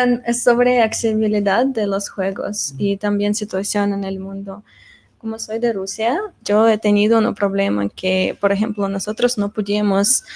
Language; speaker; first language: Spanish; non-native, fluent; Russian